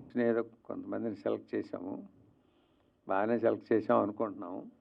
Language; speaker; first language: Telugu; native; Telugu